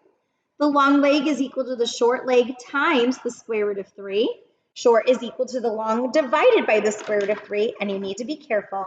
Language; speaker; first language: English; native; English